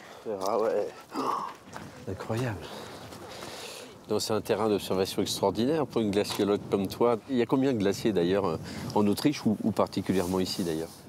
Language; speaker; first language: French; native; French